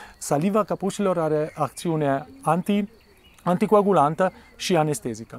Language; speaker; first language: Romanian; non-native, fluent; Italian